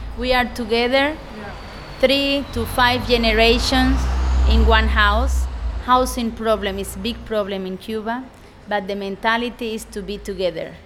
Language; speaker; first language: English; non-native, fluent; Spanish